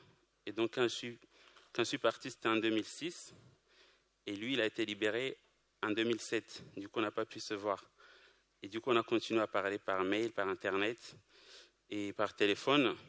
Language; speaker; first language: French; non-native, local second language; Kinyarwanda